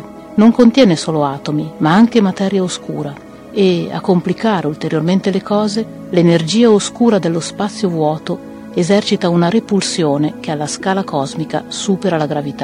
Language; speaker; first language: Italian; native; Italian